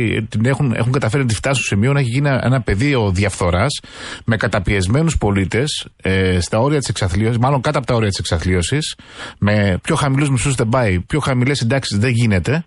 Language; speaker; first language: Greek; native; Greek